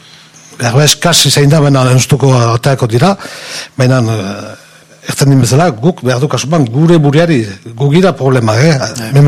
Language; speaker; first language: Basque; native; Basque